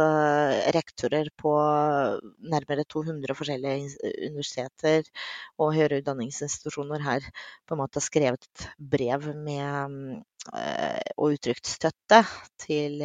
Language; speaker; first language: Norwegian; non-native, fluent; Russian